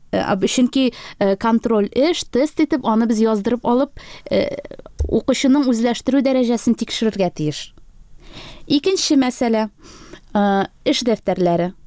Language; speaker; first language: Tatar; native; Tatar